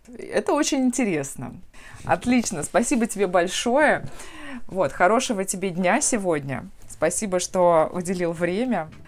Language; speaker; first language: Russian; native; Russian